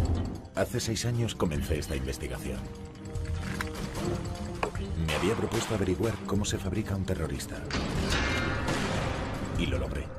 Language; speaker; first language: Spanish; native; Spanish